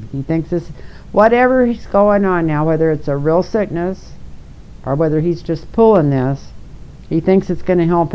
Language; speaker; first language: English; native; English